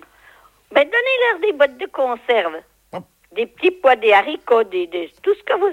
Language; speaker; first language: French; native; French